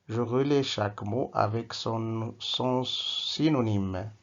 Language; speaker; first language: French; non-native, local second language; Arabic